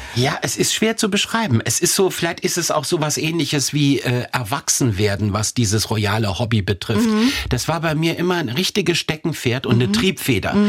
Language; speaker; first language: German; native; German